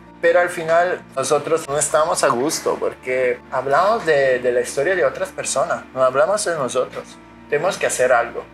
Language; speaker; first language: Spanish; non-native, fluent; Italian